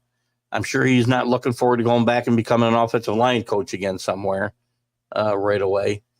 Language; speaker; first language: English; native; English